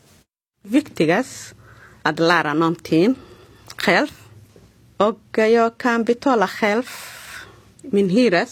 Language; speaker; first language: Swedish; non-native, learner; Somali